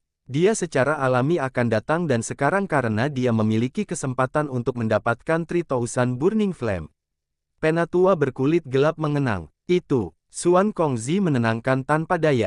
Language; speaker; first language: Indonesian; native; Indonesian